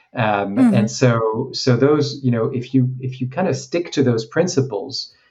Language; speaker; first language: English; non-native, fluent; French